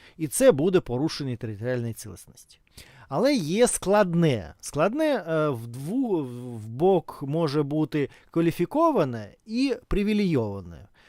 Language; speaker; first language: Ukrainian; non-native, local second language; Russian